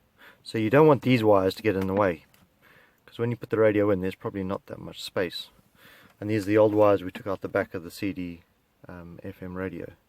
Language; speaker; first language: English; native; English